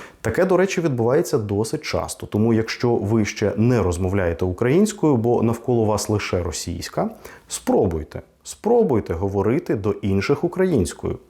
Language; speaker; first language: Ukrainian; non-native, local second language; Russian